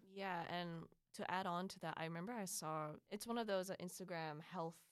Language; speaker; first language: English; early bilingual, other home language; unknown